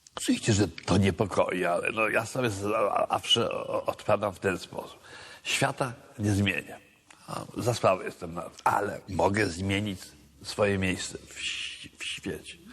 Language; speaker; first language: Polish; native; Polish